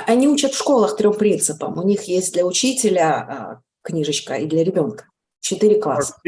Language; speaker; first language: Russian; native; Russian